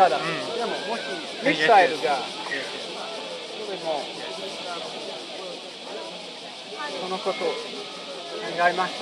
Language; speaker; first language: Japanese; non-native, fluent; English